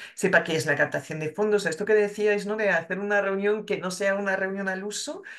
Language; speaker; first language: Spanish; non-native, fluent; French